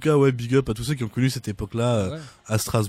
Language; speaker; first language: French; native; French